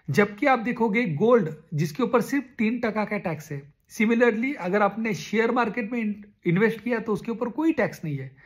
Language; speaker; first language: Hindi; non-native, local second language; Marathi